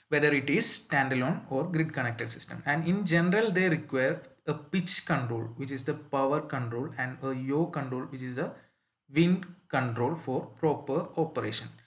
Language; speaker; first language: English; non-native, local second language; Malayalam